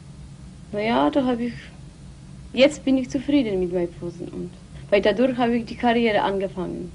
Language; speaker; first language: German; non-native, learner; Polish